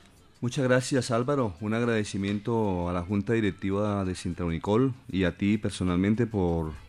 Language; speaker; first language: Spanish; native; Spanish